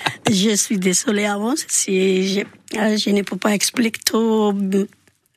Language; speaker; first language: French; non-native, learner; Georgian